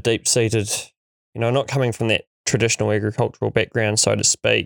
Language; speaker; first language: English; native; English